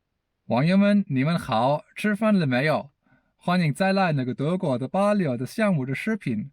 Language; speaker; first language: Chinese; non-native, learner; German